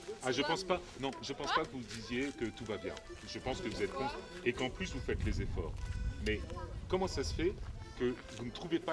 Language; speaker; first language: French; native; French